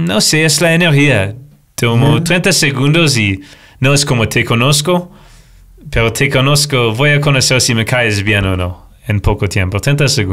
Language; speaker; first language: Spanish; non-native, fluent; English